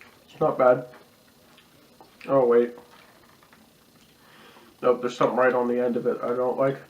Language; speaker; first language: English; native; English